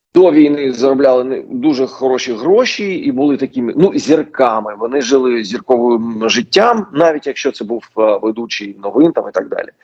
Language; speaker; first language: Ukrainian; non-native, local second language; Russian